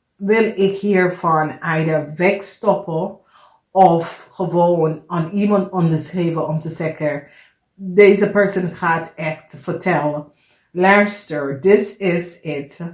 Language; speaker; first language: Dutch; non-native, learner; English